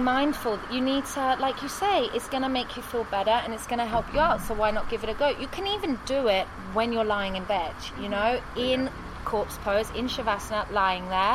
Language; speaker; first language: English; native; English